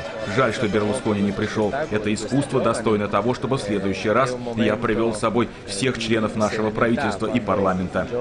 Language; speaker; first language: Russian; native; Russian